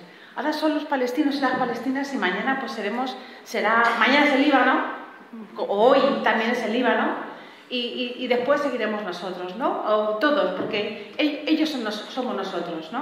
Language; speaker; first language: Spanish; native; Spanish